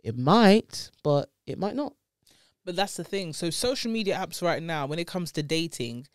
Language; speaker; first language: English; native; English